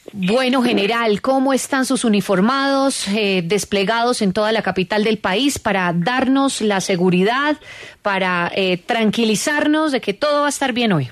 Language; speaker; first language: Spanish; native; Spanish